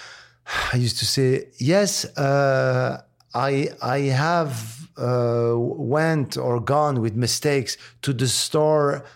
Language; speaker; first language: English; non-native, fluent; Arabic